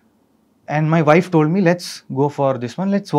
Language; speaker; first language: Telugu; non-native, fluent; Malayalam